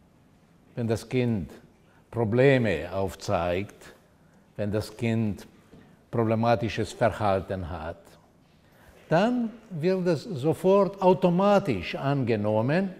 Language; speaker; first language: German; non-native, fluent; Portuguese